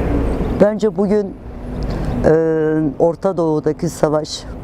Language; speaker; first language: Turkish; non-native, local second language; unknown